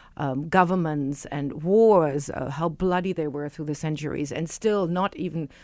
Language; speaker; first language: English; non-native, fluent; German